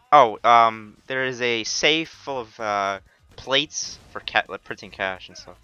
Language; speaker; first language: English; non-native, fluent; Swedish